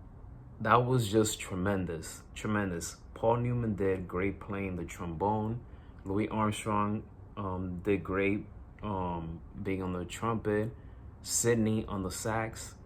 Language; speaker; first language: English; native; English